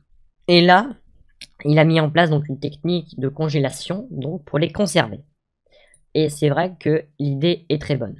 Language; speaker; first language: French; native; French